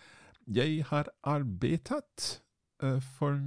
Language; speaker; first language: Swedish; non-native, learner; English